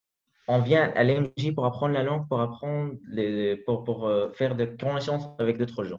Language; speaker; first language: French; non-native, learner; Arabic